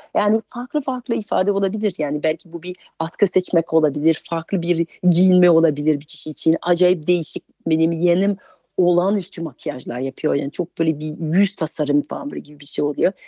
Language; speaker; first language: Turkish; non-native, fluent; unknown